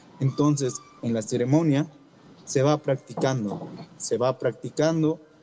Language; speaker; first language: Spanish; non-native, local second language; Shipibo-Conibo